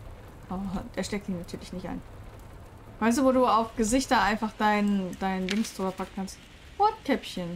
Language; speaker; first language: German; native; German